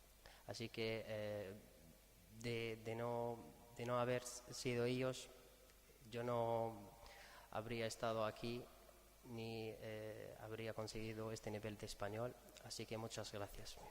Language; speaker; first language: Spanish; non-native, fluent; Arabic